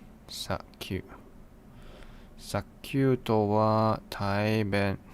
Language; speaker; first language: Japanese; non-native, learner; English